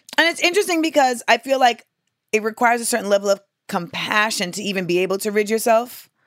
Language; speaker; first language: English; native; English